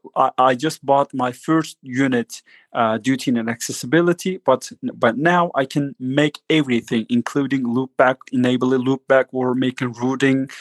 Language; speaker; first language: English; non-native, fluent; Turkish